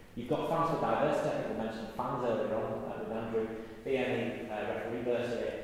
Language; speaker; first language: English; native; English